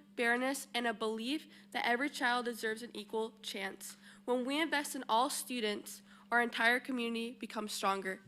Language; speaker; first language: English; early bilingual, other home language; Spanish